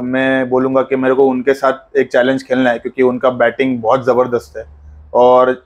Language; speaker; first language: Hindi; non-native, local second language; Marathi